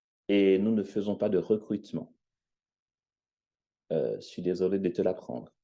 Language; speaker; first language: French; native; French